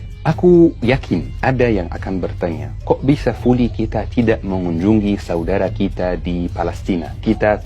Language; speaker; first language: Indonesian; non-native, fluent; Arabic